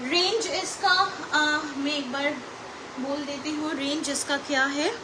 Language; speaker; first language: Hindi; non-native, local second language; Bangla